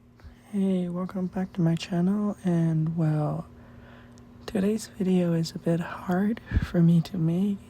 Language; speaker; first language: English; non-native, fluent; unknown